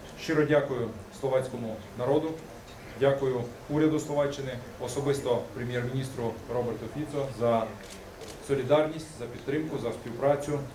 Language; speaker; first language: Ukrainian; native; Ukrainian